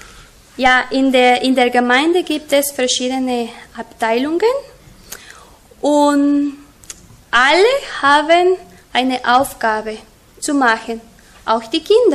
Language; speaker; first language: German; non-native, learner; Spanish